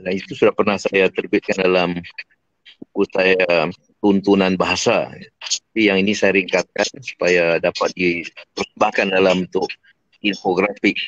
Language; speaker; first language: Malay; native; Malay